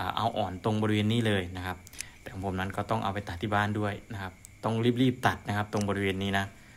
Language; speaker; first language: Thai; native; Thai